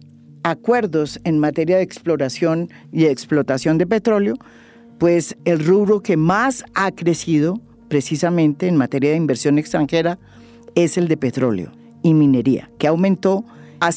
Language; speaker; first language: Spanish; native; Spanish